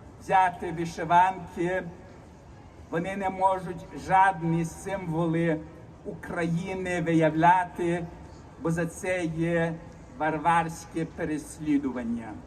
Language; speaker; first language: Ukrainian; early bilingual, heritage; Ukrainian